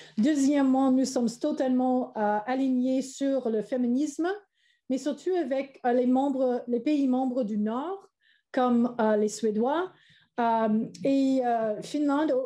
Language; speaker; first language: French; non-native, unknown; English